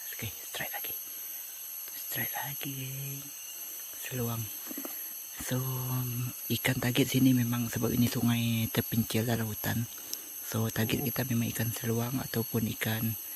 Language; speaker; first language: Malay; non-native, local second language; Iban